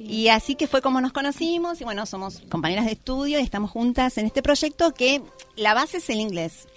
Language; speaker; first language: Spanish; native; Spanish